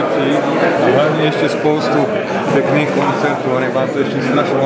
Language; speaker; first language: Czech; native; Czech